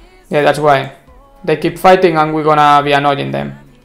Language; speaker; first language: English; non-native, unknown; Spanish